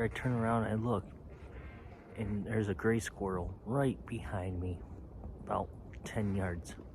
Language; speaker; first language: English; native; English